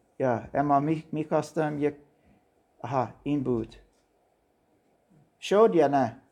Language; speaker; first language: Persian; non-native, learner; German